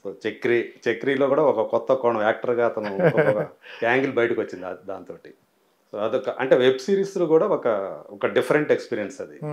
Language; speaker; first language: Telugu; native; Telugu